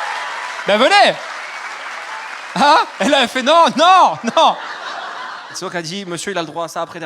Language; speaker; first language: French; native; French